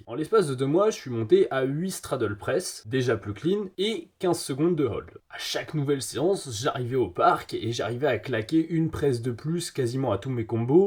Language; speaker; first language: French; native; French